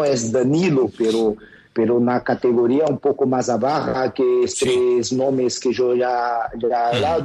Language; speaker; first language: Spanish; non-native, fluent; Portuguese